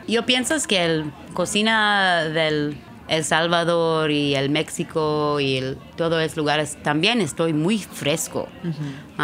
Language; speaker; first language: Spanish; non-native, learner; Hebrew